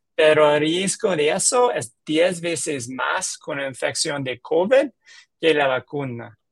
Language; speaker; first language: Spanish; non-native, learner; English